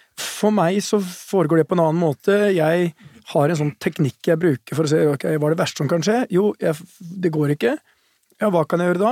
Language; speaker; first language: Norwegian; native; Norwegian